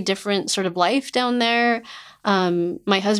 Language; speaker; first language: English; native; English